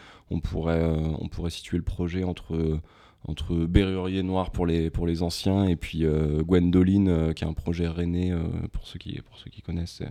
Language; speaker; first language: French; native; French